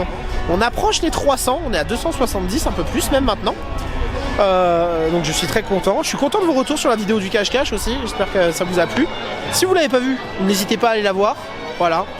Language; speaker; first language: French; native; French